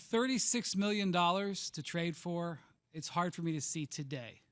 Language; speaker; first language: English; native; English